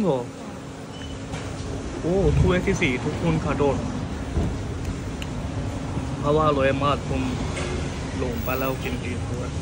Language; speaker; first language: Thai; non-native, fluent; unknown